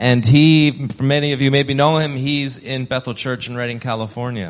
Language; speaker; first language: English; native; English